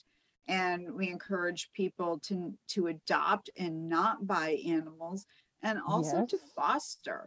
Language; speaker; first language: English; native; English